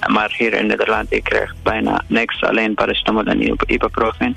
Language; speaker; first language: Dutch; non-native, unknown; Arabic